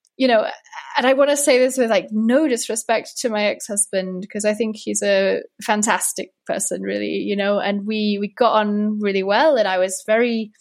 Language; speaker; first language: English; native; English